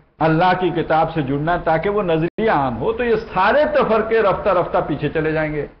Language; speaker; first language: Urdu; native; Urdu